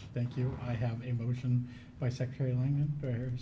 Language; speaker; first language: English; native; English